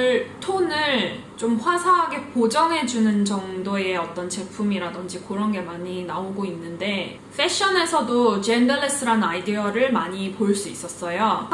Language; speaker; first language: Korean; early bilingual, heritage; Korean